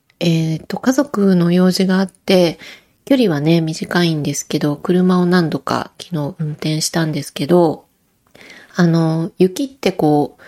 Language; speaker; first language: Japanese; native; Japanese